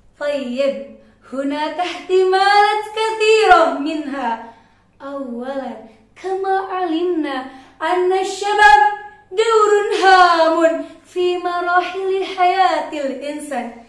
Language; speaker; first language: Arabic; non-native, learner; Indonesian